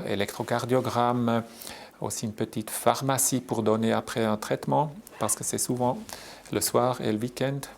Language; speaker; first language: French; non-native, local second language; German